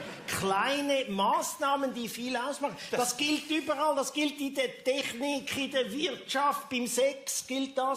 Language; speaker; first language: German; native; German